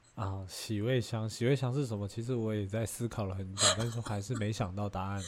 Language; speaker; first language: Chinese; native; Chinese